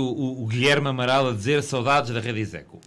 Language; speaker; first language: Portuguese; native; Portuguese